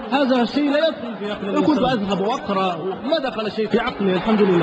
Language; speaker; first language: Arabic; non-native, fluent; Portuguese